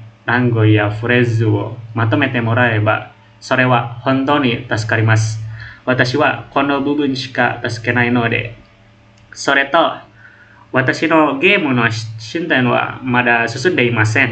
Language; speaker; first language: Japanese; non-native, learner; Indonesian